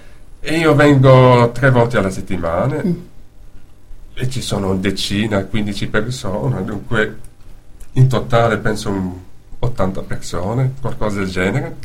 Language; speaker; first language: Italian; non-native, fluent; Dutch